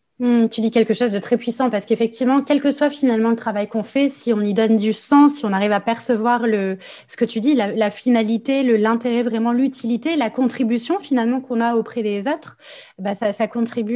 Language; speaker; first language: French; native; French